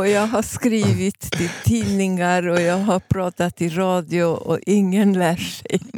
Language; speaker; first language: Swedish; non-native, fluent; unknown